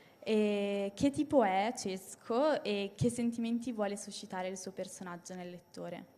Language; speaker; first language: Italian; native; Italian